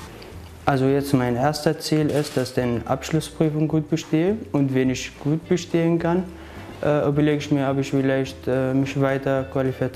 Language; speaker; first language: German; non-native, learner; Arabic